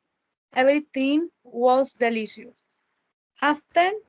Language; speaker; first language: English; non-native, learner; Spanish